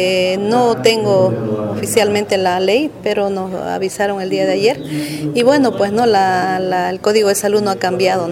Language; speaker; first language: Spanish; native; Spanish